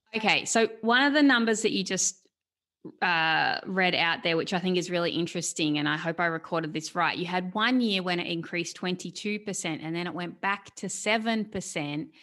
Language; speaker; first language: English; native; English